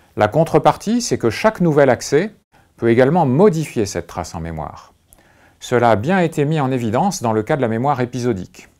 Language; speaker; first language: French; native; French